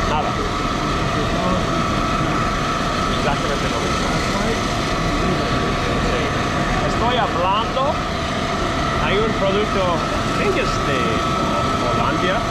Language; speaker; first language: Spanish; non-native, learner; English